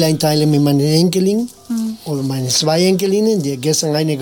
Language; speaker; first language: German; non-native, fluent; Spanish